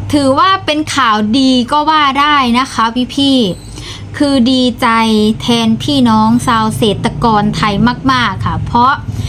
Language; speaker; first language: Thai; non-native, local second language; Lao